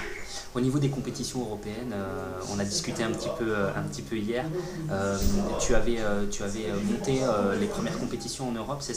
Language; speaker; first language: French; native; French